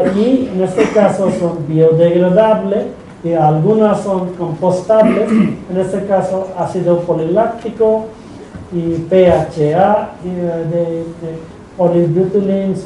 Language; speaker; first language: Spanish; non-native, fluent; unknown